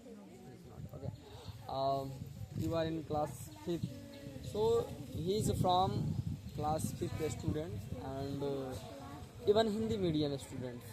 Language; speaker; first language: English; non-native, local second language; Hindi